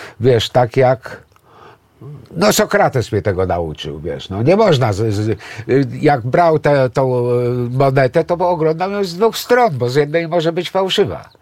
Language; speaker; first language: Polish; early bilingual, other home language; Greek